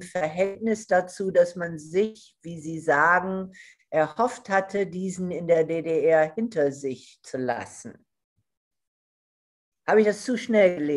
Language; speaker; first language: German; non-native, fluent; English